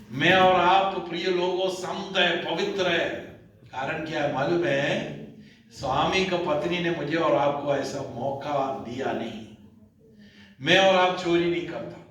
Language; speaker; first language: Hindi; non-native, local second language; Malayalam